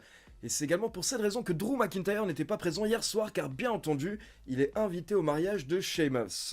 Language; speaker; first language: French; native; French